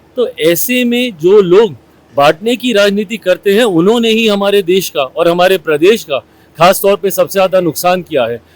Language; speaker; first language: Hindi; native; Hindi